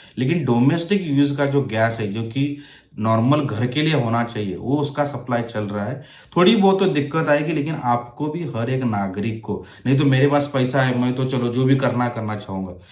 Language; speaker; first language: Hindi; non-native, local second language; Marathi